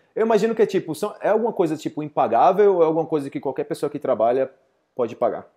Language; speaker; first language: Portuguese; native; Portuguese